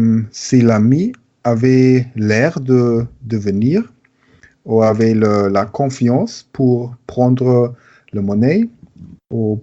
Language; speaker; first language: French; non-native, learner; German